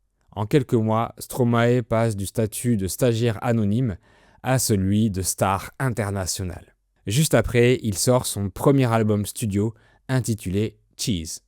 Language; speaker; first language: French; native; French